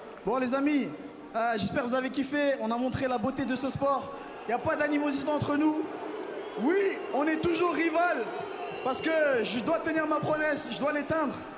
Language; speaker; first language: French; native; French